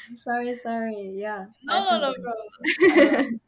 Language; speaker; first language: English; non-native, fluent; Uzbek